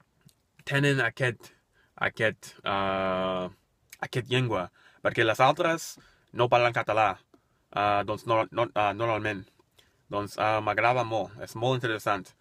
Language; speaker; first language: Catalan; non-native, learner; English